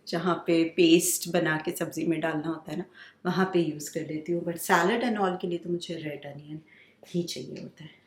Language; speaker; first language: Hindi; native; Hindi